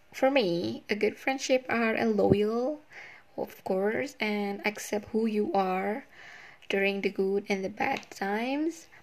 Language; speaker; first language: English; non-native, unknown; Indonesian